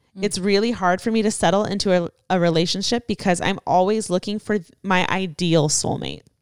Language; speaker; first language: English; native; English